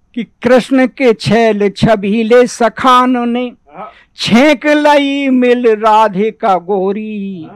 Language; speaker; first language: Hindi; native; Hindi